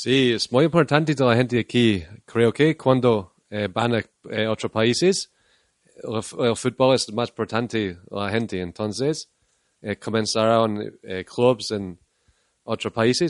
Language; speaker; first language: Spanish; non-native, learner; English